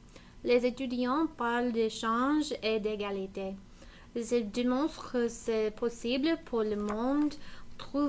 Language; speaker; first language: French; non-native, learner; English